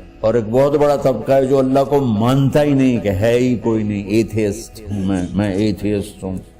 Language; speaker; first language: Urdu; non-native, local second language; Punjabi